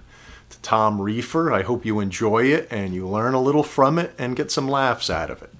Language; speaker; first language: English; native; English